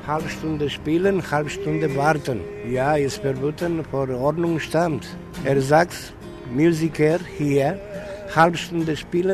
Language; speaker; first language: German; non-native, learner; Romanian